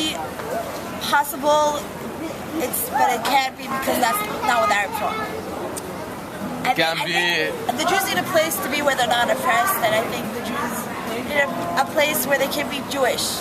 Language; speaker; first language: English; non-native, fluent; Hebrew